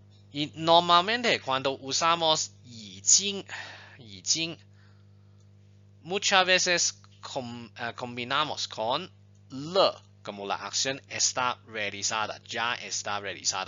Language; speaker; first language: Spanish; non-native, fluent; Chinese